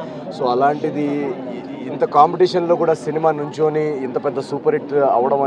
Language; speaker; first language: Telugu; native; Telugu